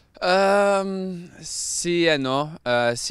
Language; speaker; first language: Italian; native; Italian